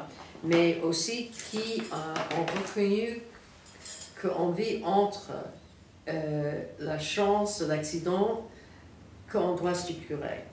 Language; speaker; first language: French; non-native, fluent; English